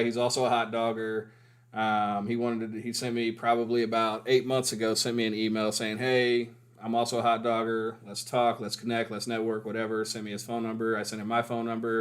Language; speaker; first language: English; native; English